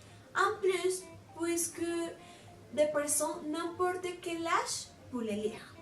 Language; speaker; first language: French; non-native, fluent; Spanish